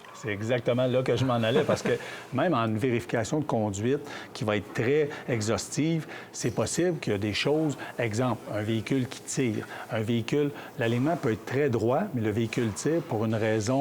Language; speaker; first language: French; native; French